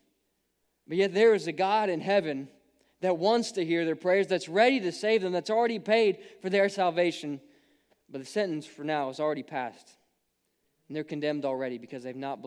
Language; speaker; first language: English; native; English